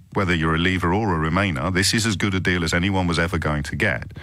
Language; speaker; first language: English; native; English